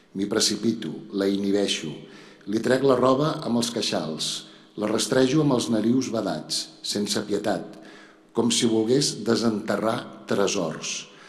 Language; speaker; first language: Catalan; native; Catalan